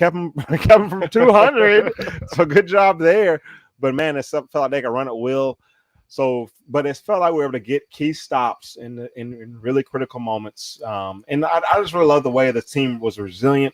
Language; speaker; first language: English; native; English